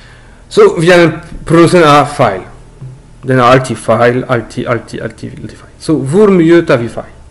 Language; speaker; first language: Norwegian; non-native, learner; French